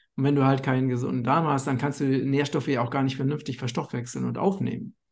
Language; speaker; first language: German; native; German